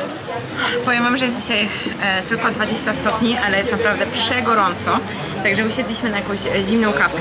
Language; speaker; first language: Polish; native; Polish